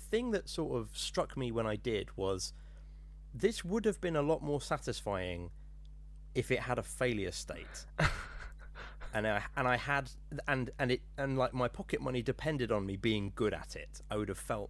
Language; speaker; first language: English; native; English